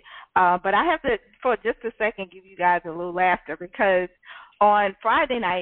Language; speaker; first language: English; native; English